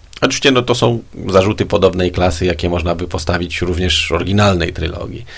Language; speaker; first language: Polish; native; Polish